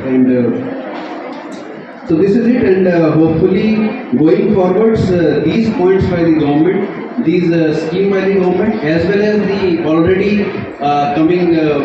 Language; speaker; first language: English; non-native, local second language; Hindi